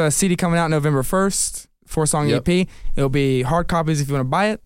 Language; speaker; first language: English; native; English